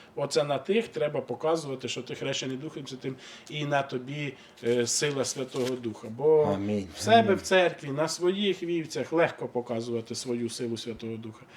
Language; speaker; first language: Ukrainian; native; Ukrainian